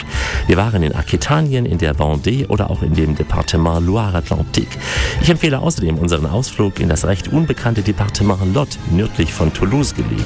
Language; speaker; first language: German; native; German